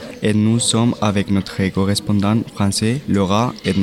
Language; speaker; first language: French; non-native, learner; Spanish